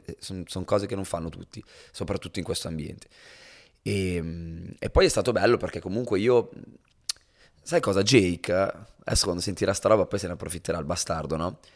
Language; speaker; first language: Italian; native; Italian